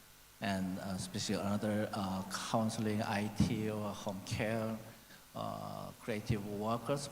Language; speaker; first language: English; non-native, learner; Korean